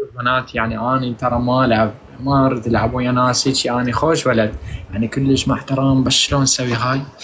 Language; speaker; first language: Arabic; non-native, local second language; Kurdish